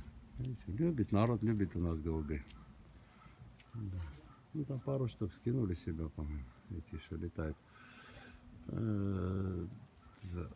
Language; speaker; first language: Russian; native; Russian